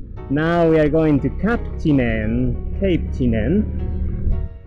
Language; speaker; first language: English; non-native, fluent; Spanish